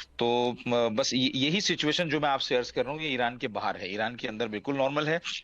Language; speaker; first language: Urdu; non-native, local second language; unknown